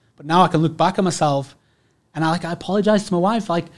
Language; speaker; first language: English; native; English